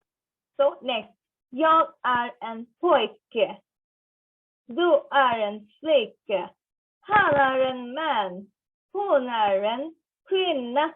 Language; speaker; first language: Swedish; non-native, learner; Bangla